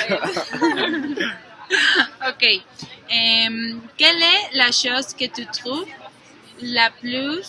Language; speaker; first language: French; non-native, learner; Spanish